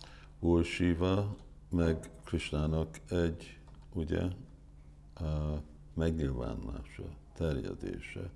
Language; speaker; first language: Hungarian; early bilingual, heritage; Hungarian